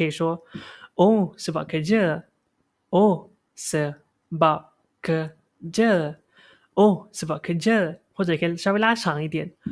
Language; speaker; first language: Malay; non-native, local second language; Chinese